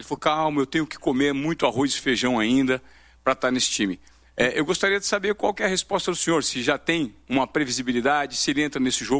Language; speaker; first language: Portuguese; native; Portuguese